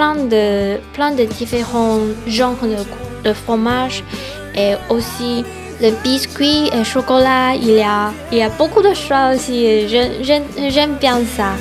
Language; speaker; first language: French; non-native, learner; Chinese